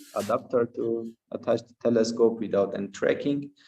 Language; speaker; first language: English; non-native, fluent; Armenian